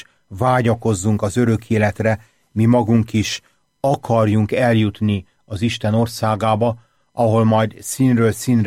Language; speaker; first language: Hungarian; native; Hungarian